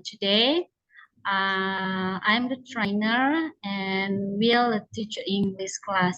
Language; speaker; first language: English; non-native, learner; Indonesian